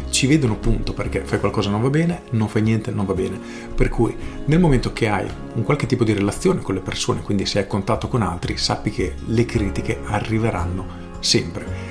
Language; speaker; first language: Italian; native; Italian